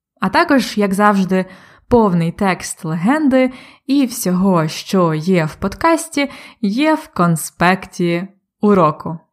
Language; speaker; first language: Ukrainian; native; Ukrainian